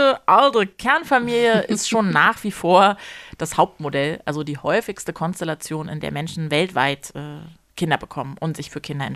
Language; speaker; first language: German; native; German